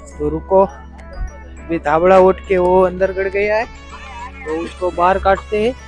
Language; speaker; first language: Hindi; non-native, local second language; Gujarati